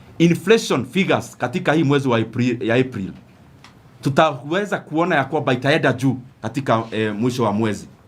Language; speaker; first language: Swahili; non-native, local second language; Kikuyu